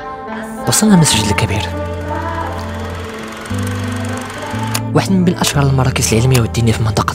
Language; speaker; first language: Arabic; native; Arabic